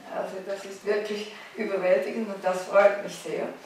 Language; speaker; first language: German; native; German